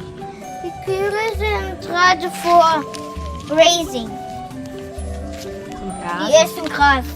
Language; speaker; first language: German; early bilingual, heritage; German